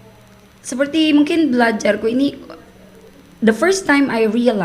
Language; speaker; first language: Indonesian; non-native, learner; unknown